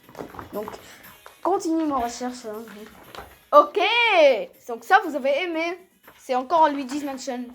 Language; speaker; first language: French; native; French